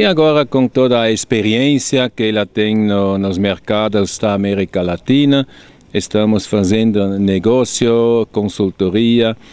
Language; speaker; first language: Portuguese; non-native, fluent; German